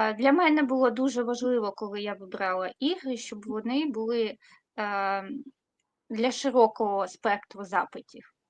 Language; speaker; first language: Ukrainian; non-native, local second language; Russian